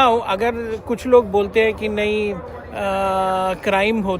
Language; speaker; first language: Hindi; non-native, local second language; Malayalam